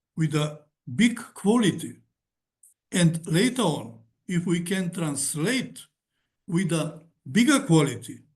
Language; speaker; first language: English; non-native, fluent; Macedonian